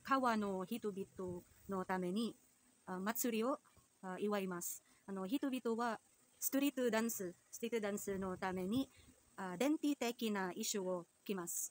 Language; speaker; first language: Japanese; non-native, learner; Filipino